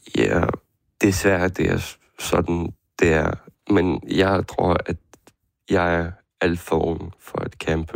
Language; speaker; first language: Danish; non-native, learner; Ukrainian